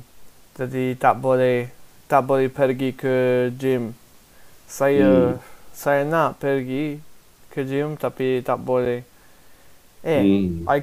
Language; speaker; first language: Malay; non-native, learner; English